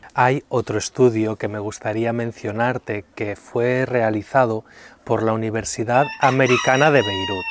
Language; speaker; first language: Spanish; native; Spanish